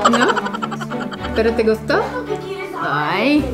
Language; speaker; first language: Spanish; non-native, learner; Filipino